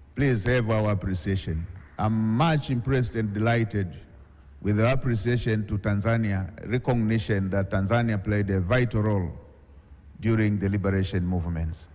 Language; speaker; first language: English; non-native, local second language; Swahili